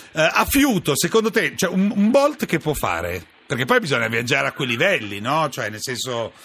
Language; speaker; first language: Italian; native; Italian